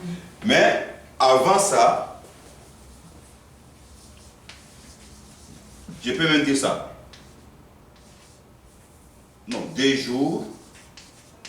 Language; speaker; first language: French; non-native, fluent; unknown